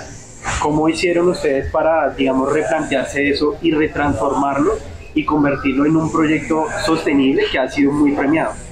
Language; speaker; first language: Spanish; native; Spanish